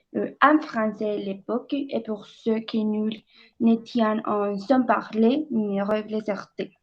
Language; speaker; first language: French; non-native, learner; Spanish